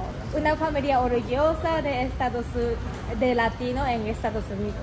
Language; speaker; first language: Spanish; non-native, learner; Japanese